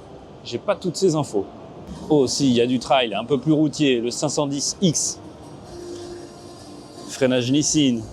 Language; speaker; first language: French; native; French